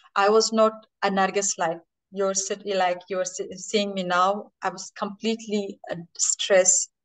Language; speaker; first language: English; non-native, fluent; Persian